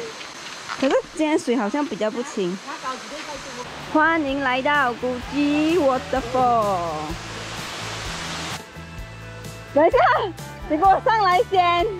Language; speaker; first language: Chinese; native; Chinese